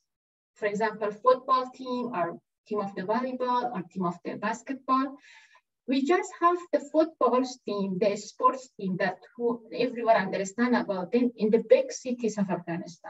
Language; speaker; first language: English; non-native, learner; Persian